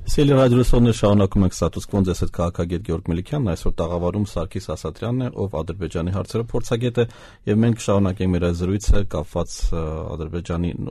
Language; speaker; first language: Armenian; native; Armenian